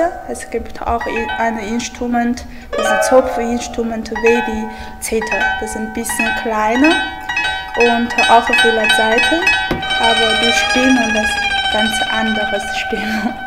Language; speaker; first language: German; non-native, learner; Chinese